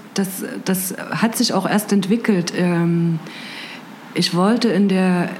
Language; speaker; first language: German; native; German